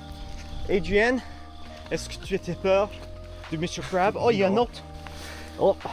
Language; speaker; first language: French; non-native, learner; English